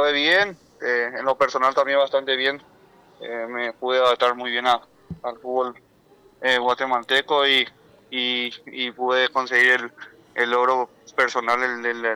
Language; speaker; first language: Spanish; native; Spanish